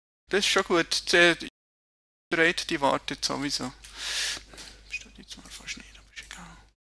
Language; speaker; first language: German; native; German